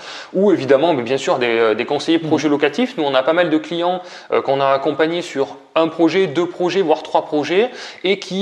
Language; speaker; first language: French; native; French